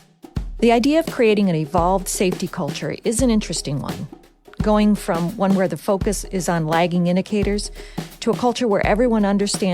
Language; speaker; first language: English; native; English